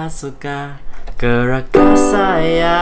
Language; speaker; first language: Indonesian; non-native, learner; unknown